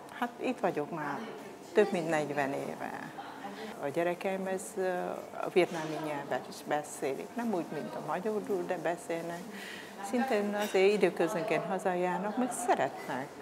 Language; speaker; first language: Hungarian; non-native, fluent; Vietnamese